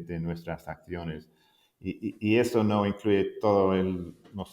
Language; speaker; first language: Spanish; non-native, fluent; English